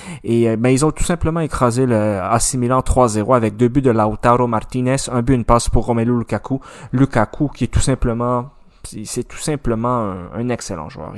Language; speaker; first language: French; native; French